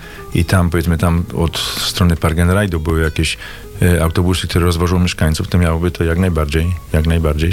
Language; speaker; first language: Polish; native; Polish